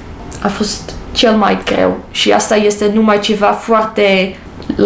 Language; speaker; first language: Romanian; non-native, learner; English